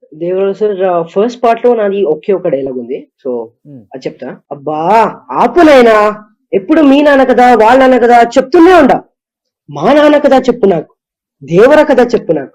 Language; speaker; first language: Telugu; non-native, learner; Kannada